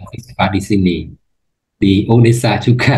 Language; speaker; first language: Indonesian; non-native, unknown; Khmer